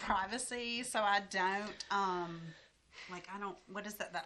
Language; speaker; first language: English; native; English